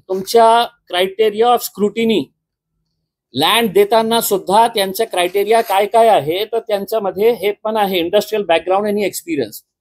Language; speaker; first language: Marathi; non-native, local second language; Urdu